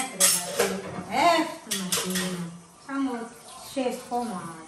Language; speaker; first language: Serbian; non-native, learner; Filipino